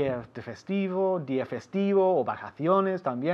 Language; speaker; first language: Spanish; non-native, fluent; English